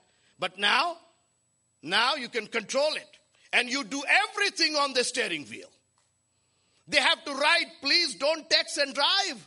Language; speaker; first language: English; non-native, local second language; Hindi